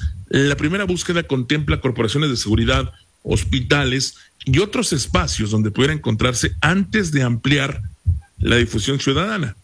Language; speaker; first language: Spanish; native; Spanish